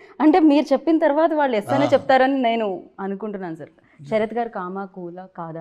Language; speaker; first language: Telugu; native; Telugu